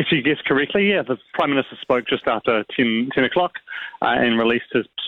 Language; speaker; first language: English; native; English